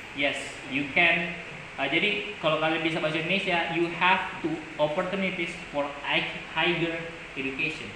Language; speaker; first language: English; non-native, learner; Indonesian